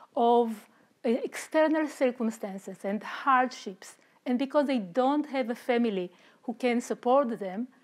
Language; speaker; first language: English; non-native, fluent; Romanian